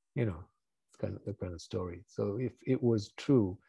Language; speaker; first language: English; non-native, fluent; Japanese